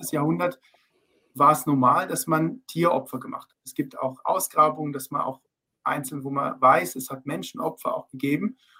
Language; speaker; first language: German; early bilingual, heritage; German